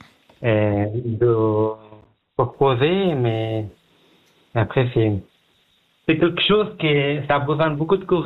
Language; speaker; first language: French; non-native, learner; Pashto